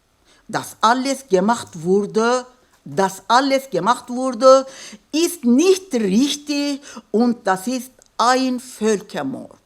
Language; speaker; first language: German; non-native, fluent; Kurdish